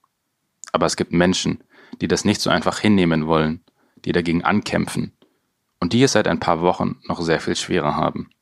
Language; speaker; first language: German; native; German